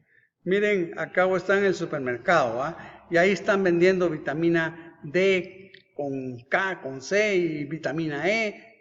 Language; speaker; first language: Spanish; native; Spanish